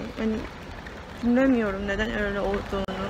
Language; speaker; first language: Turkish; non-native, fluent; Korean